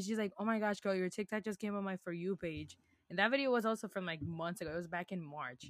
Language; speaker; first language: English; early bilingual, other home language; Spanish